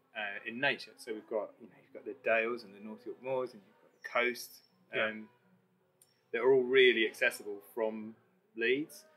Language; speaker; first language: English; native; English